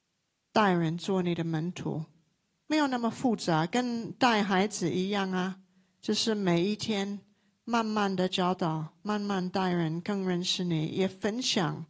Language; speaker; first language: Chinese; non-native, local second language; English